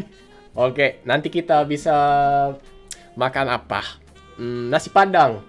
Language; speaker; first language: Indonesian; non-native, fluent; English